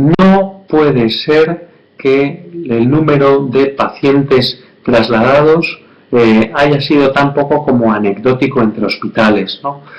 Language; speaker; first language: Spanish; native; Spanish